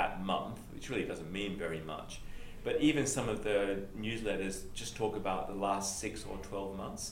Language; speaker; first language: English; native; English